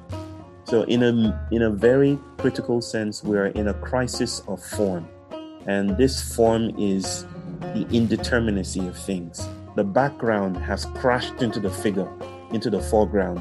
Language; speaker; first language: English; non-native, local second language; Yoruba